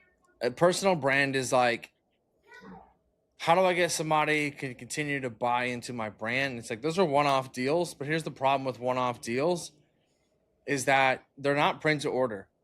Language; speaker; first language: English; native; English